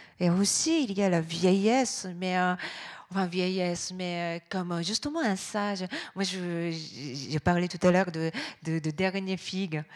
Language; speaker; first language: French; non-native, fluent; Japanese